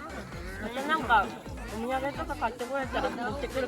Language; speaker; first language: Japanese; native; Japanese